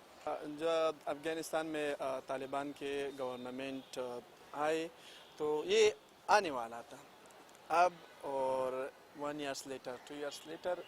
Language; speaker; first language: Hindi; non-native, learner; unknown